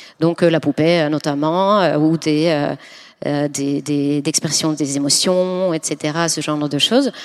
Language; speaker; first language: French; non-native, fluent; Finnish